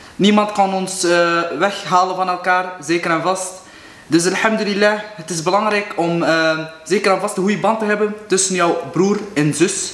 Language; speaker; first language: Dutch; non-native, local second language; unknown